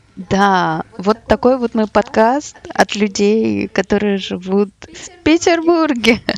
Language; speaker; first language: Russian; native; Russian